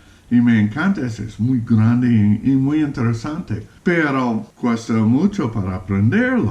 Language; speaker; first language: Spanish; non-native, fluent; English